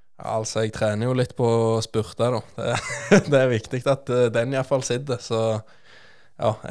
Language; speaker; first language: Norwegian; native; Norwegian